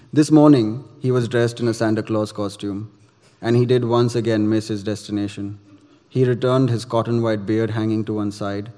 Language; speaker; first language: English; non-native, local second language; Gujarati